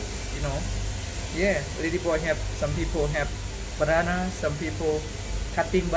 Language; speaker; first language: English; non-native, learner; Thai